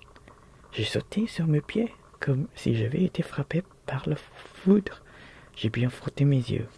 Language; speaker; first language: French; non-native, learner; Filipino